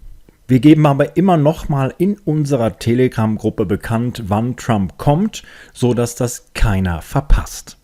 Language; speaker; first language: German; native; German